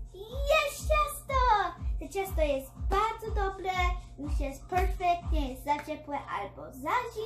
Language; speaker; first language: Polish; early bilingual, heritage; Polish